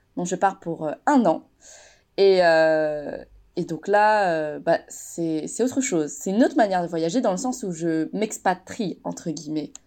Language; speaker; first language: French; native; French